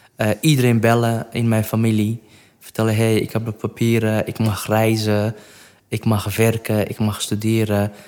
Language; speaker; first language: Dutch; non-native, fluent; Kurdish